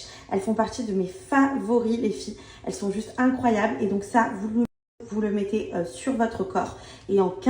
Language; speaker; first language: French; native; French